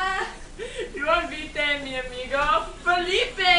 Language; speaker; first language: Spanish; non-native, learner; English